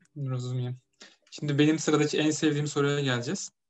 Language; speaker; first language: Turkish; native; Turkish